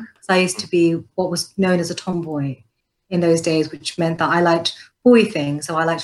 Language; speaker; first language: English; native; English